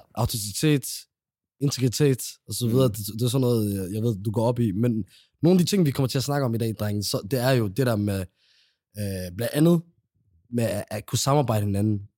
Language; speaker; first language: Danish; early bilingual, other home language; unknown